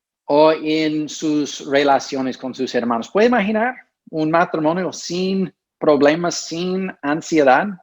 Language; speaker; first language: Spanish; non-native, fluent; English